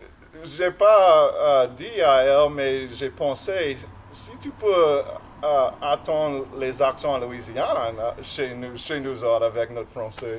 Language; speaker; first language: French; non-native, local second language; English